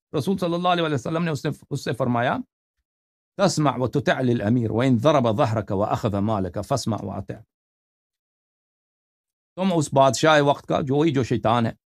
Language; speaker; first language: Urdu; non-native, fluent; Persian